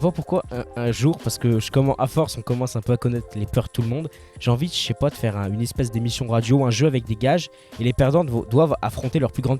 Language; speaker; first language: French; native; French